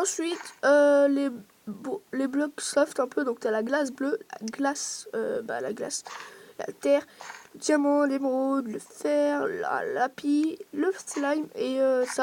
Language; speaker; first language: French; native; French